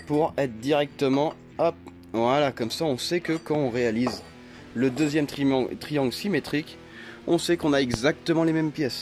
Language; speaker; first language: French; native; French